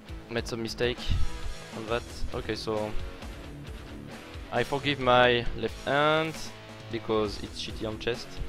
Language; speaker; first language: English; non-native, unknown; French